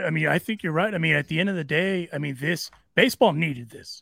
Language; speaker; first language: English; early bilingual, other home language; Spanish